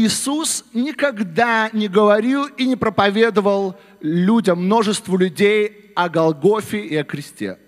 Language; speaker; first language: Russian; native; Russian